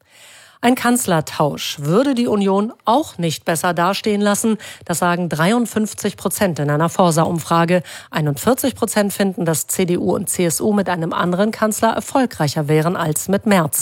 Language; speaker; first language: German; native; German